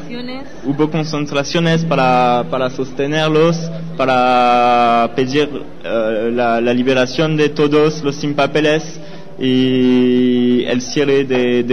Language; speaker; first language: Spanish; non-native, learner; French